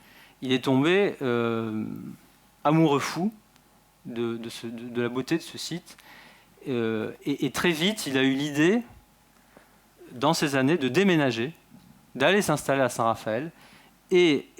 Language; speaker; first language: French; native; French